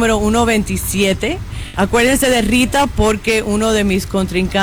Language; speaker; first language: Spanish; early bilingual, heritage; Spanish